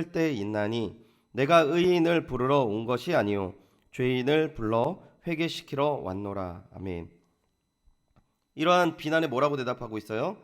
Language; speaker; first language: Korean; native; Korean